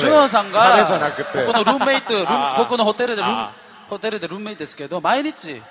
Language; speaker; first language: Japanese; non-native, fluent; Korean